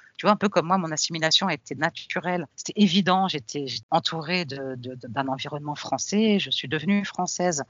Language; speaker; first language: French; early bilingual, other home language; Arabic